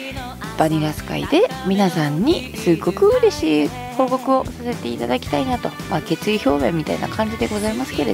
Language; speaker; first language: Japanese; native; Japanese